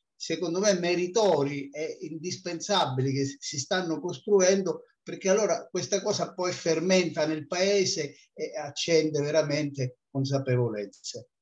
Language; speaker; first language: Italian; native; Italian